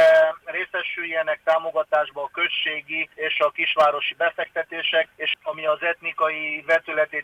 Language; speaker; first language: Hungarian; native; Hungarian